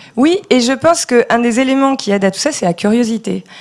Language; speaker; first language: French; native; French